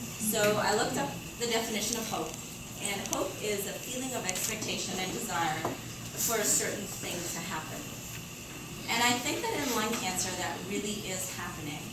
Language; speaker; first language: English; native; English